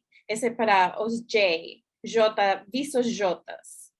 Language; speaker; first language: Portuguese; non-native, fluent; English